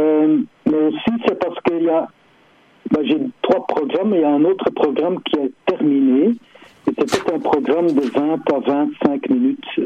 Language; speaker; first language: French; non-native, fluent; Dutch